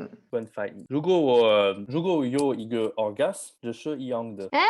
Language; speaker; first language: Chinese; non-native, learner; French